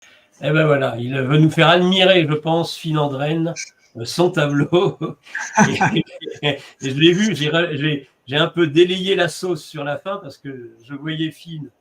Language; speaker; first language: French; native; French